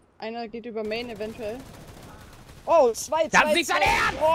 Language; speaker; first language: German; native; German